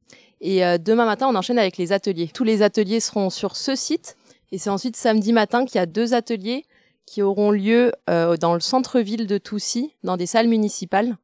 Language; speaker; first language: French; native; French